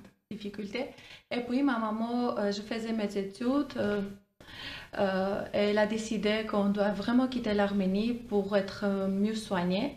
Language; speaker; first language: French; non-native, fluent; Armenian